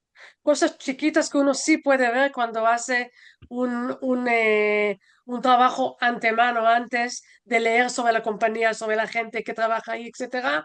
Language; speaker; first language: Spanish; non-native, fluent; Hebrew